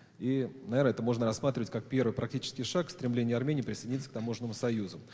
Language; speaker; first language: Russian; native; Russian